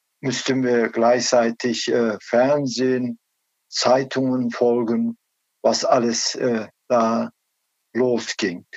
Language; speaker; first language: German; non-native, learner; Turkish